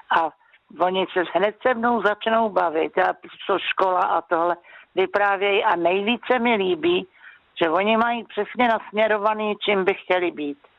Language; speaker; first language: Czech; native; Czech